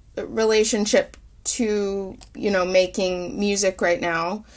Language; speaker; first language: English; native; English